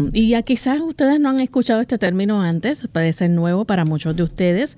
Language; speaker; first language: Spanish; native; Spanish